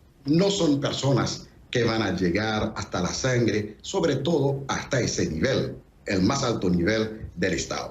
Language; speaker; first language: Spanish; non-native, fluent; Haitian Creole